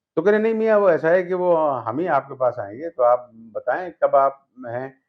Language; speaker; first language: Urdu; native; Urdu